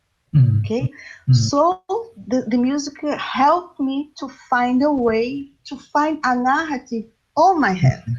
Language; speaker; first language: English; non-native, learner; Portuguese